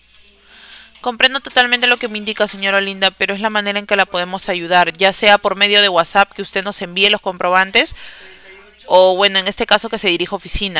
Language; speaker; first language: Spanish; native; Spanish